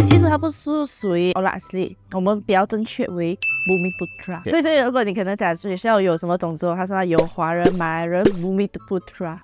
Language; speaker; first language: Chinese; non-native, local second language; Iban